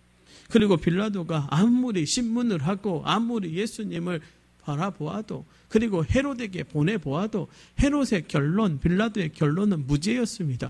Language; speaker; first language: Korean; native; Korean